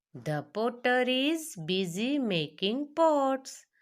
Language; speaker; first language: English; non-native, local second language; Gujarati